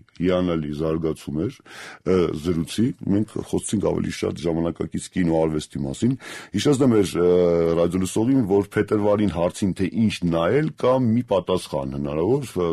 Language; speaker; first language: Armenian; native; Armenian